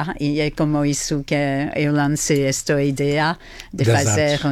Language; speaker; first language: Portuguese; non-native, learner; French